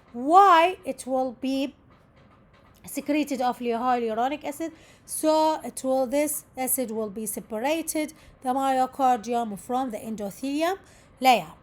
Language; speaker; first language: English; non-native, local second language; Arabic